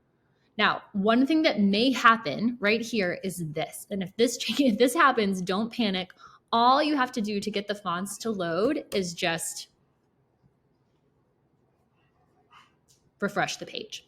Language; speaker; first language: English; native; English